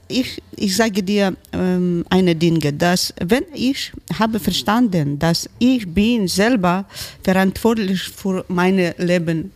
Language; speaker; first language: German; non-native, learner; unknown